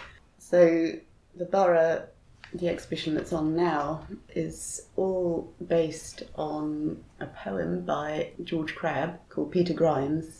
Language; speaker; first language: English; native; English